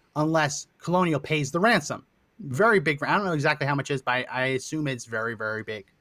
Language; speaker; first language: English; native; English